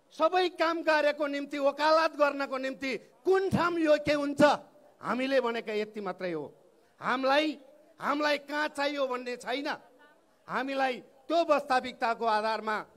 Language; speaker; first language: Nepali; non-native, local second language; Eastern Tamang